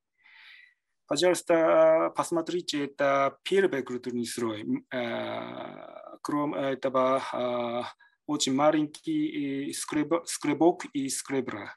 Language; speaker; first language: Russian; non-native, learner; Japanese